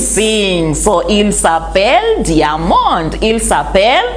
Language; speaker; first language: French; non-native, fluent; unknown